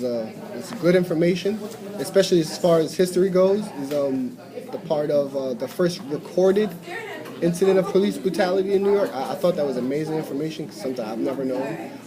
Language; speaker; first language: English; native; English